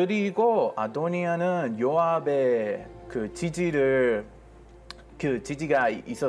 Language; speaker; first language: Korean; non-native, fluent; Hebrew